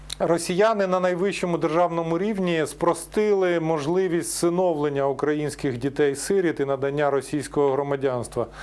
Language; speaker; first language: Ukrainian; native; Ukrainian